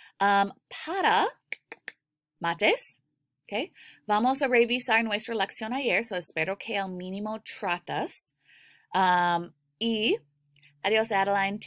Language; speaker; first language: Spanish; non-native, learner; English